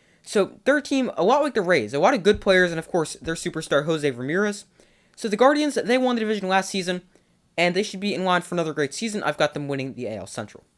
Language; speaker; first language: English; native; English